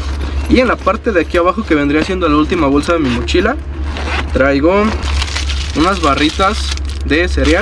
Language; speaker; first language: Spanish; native; Spanish